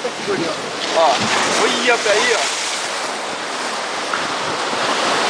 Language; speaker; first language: Portuguese; native; Portuguese